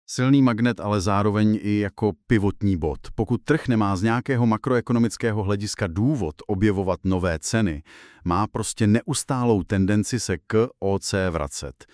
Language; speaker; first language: Czech; native; Czech